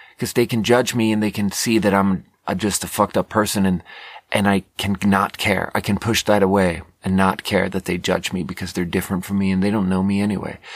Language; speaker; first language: English; non-native, fluent; Swedish